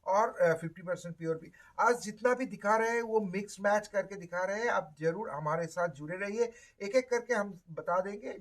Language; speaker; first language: Hindi; non-native, local second language; Bangla